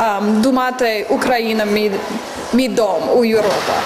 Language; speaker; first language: Ukrainian; non-native, learner; English